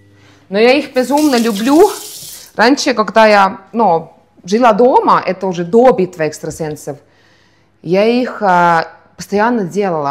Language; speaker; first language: Russian; non-native, fluent; Estonian